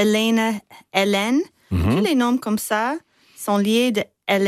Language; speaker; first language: French; non-native, fluent; English